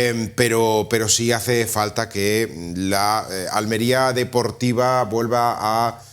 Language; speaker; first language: Spanish; native; Spanish